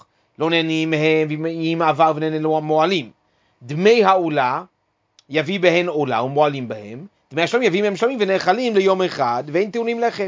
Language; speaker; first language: Hebrew; native; Hebrew